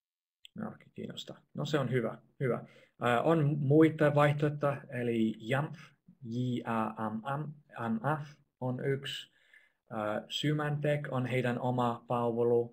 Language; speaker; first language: Finnish; non-native, fluent; English